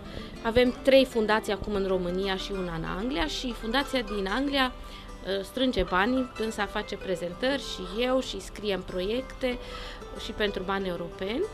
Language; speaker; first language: Romanian; non-native, local second language; German